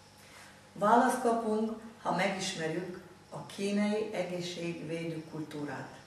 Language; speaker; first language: Hungarian; non-native, fluent; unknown